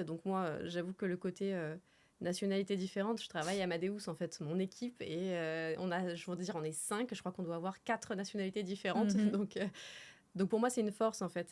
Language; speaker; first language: French; native; French